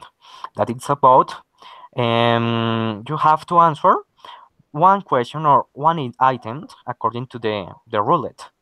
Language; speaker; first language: English; non-native, learner; Spanish